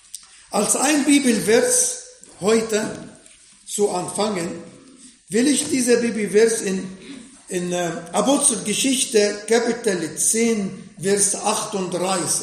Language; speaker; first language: German; non-native, fluent; Arabic